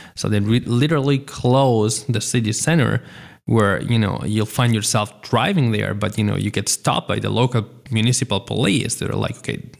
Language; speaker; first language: English; non-native, fluent; Italian